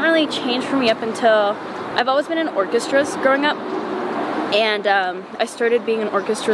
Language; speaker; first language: English; early bilingual, other home language; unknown